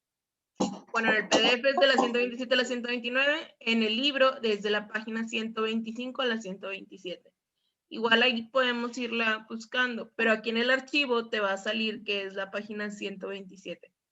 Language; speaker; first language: Spanish; native; Spanish